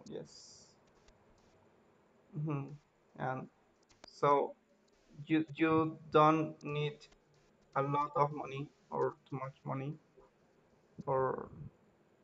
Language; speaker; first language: English; non-native, learner; Spanish